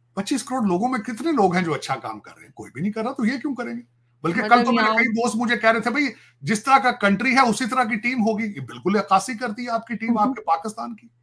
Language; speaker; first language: Urdu; native; Urdu